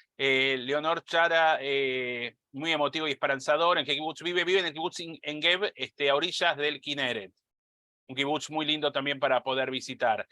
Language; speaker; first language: Spanish; native; Spanish